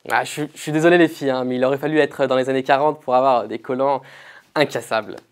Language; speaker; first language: French; native; French